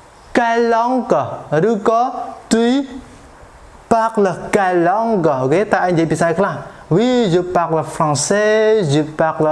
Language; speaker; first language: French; non-native, fluent; Khmer